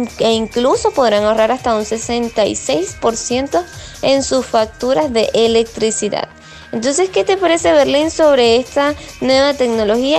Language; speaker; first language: Spanish; native; Spanish